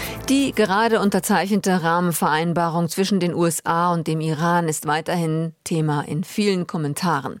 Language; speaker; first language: German; native; German